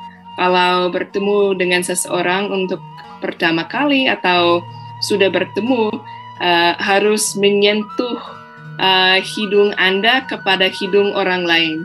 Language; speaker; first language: Indonesian; non-native, fluent; English